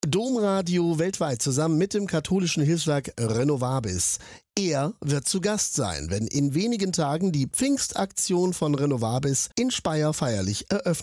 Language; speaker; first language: German; native; German